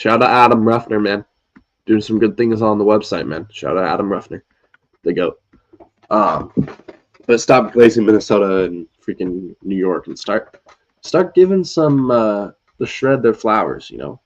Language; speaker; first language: English; native; English